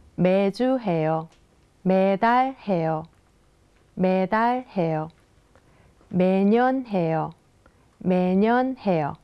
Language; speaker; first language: Korean; non-native, fluent; Thai